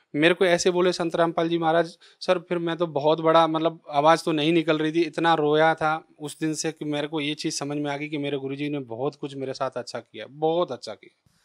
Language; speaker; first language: Hindi; native; Hindi